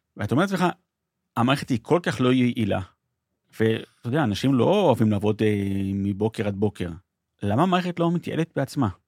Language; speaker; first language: Hebrew; native; Hebrew